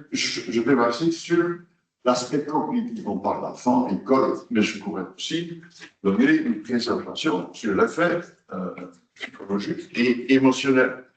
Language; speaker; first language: French; non-native, local second language; Dutch